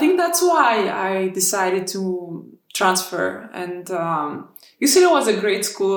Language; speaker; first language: English; non-native, fluent; Greek